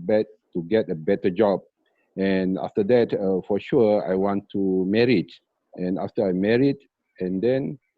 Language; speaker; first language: English; non-native, learner; Malay